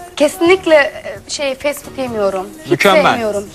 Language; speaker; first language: Turkish; non-native, fluent; German